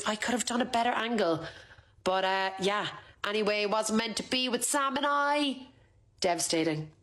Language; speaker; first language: English; native; English